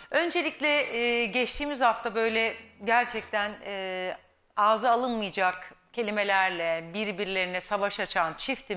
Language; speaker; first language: Turkish; native; Turkish